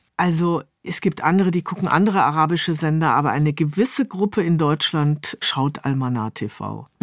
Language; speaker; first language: German; native; German